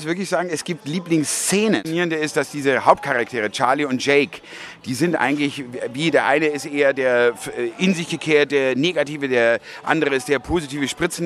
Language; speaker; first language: German; native; German